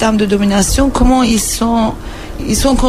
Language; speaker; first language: French; non-native, learner; Turkish